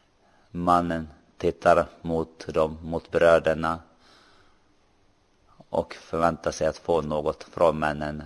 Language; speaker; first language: Swedish; non-native, local second language; Finnish